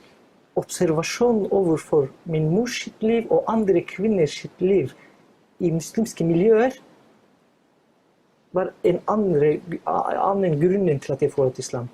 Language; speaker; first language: Norwegian; non-native, fluent; Turkish